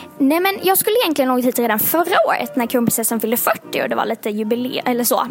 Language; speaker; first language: Swedish; native; Swedish